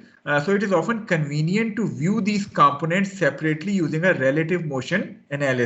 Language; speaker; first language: English; non-native, local second language; Hindi